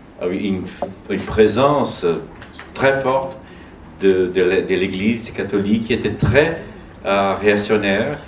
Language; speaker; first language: French; non-native, fluent; Portuguese